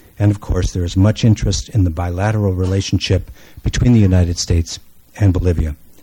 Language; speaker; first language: English; native; English